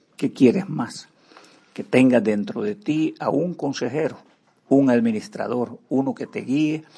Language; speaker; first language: Spanish; native; Spanish